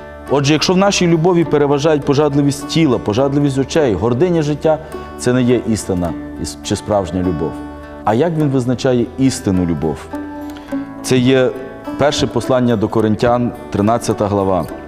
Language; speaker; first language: Ukrainian; native; Ukrainian